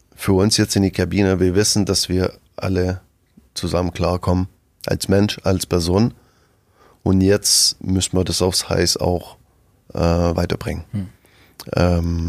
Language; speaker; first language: German; non-native, fluent; French